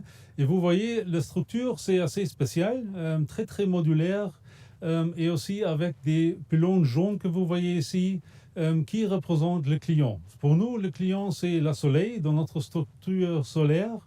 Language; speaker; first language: French; non-native, fluent; German